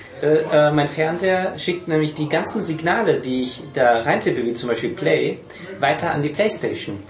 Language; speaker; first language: German; native; German